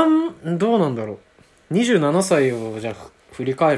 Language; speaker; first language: Japanese; native; Japanese